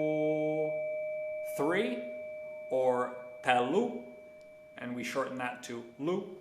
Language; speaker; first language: English; native; English